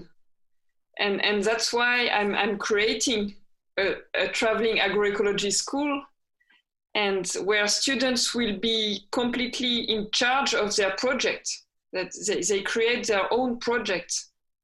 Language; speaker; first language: English; non-native, fluent; French